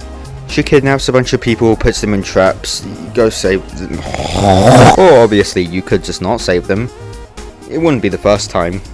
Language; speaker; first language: English; native; English